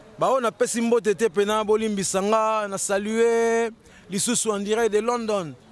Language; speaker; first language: Lingala; native; Lingala